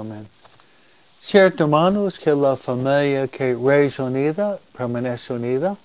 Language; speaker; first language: Spanish; non-native, fluent; English